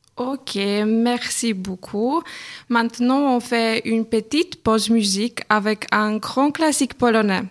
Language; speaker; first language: French; non-native, fluent; Polish